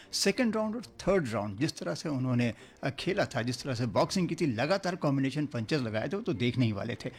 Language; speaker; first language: Hindi; native; Hindi